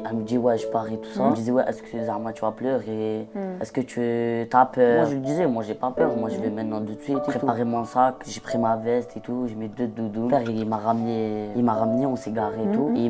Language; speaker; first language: French; non-native, local second language; Arabic